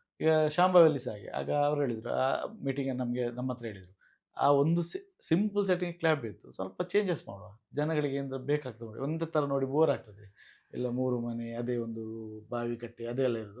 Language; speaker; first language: Kannada; non-native, local second language; Tulu